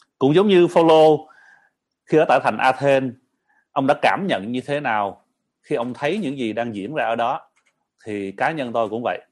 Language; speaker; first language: Vietnamese; early bilingual, heritage; Vietnamese